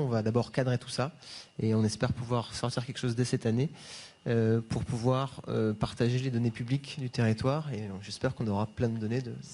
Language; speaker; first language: French; native; French